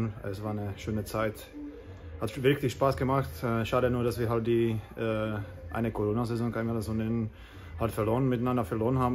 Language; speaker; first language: German; native; German